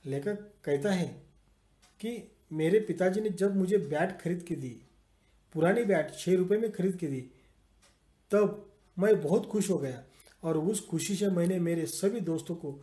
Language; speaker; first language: Hindi; non-native, local second language; Marathi